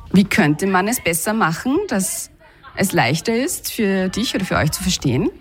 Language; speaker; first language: German; native; German